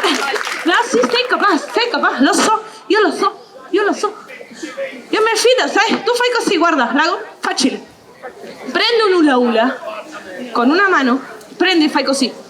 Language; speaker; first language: Italian; non-native, learner; Spanish